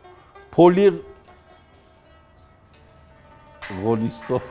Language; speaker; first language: Greek; non-native, learner; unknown